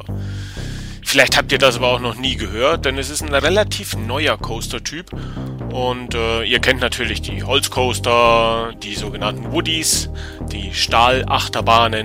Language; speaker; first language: German; native; German